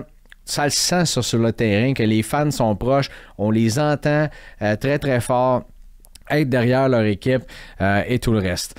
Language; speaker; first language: French; native; French